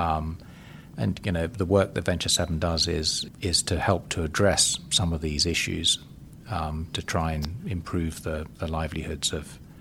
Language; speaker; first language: English; native; English